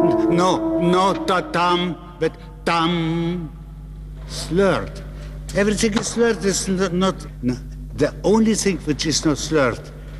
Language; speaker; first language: English; non-native, fluent; Russian